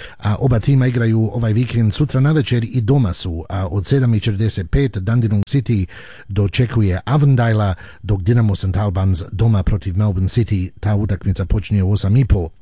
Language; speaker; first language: Croatian; early bilingual, heritage; Croatian